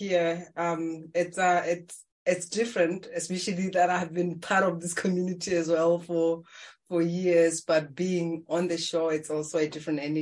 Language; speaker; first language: English; non-native, local second language; Tswana